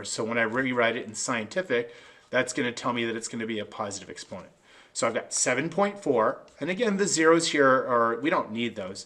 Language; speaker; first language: English; native; English